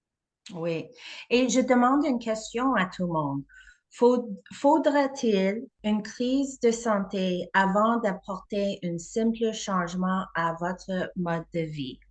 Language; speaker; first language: French; non-native, fluent; English